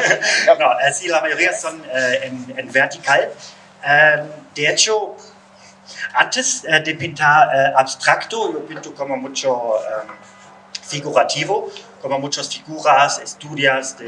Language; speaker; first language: Spanish; non-native, learner; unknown